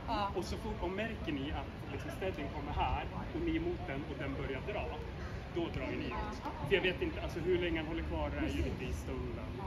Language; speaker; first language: Swedish; native; Swedish